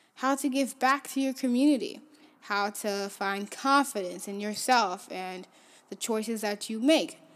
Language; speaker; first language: English; early bilingual, other home language; Haitian Creole